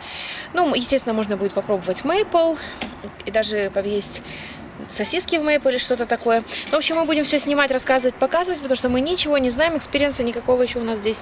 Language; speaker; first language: Russian; native; Russian